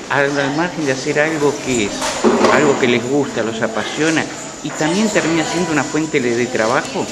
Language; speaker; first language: Spanish; native; Spanish